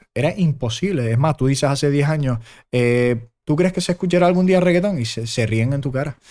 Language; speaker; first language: Spanish; early bilingual, other home language; German